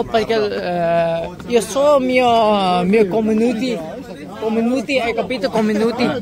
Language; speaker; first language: Italian; non-native, learner; Hindi